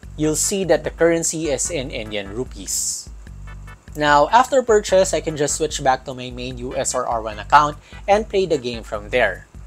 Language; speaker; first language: English; non-native, local second language; Filipino